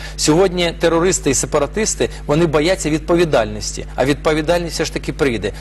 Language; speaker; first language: Ukrainian; non-native, local second language; Russian